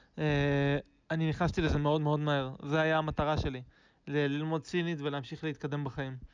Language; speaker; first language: Hebrew; native; Hebrew